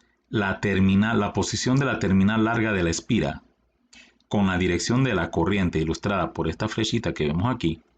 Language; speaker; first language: Spanish; native; Spanish